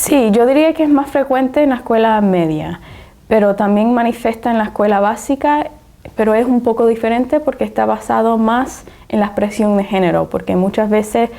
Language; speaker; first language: Spanish; early bilingual, heritage; Spanish